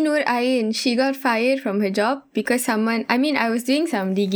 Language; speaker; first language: English; non-native, local second language; Tamil